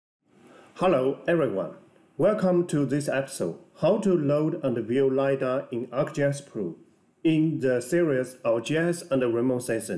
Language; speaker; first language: English; non-native, fluent; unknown